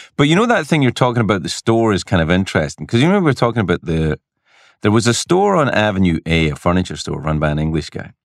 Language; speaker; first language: English; native; English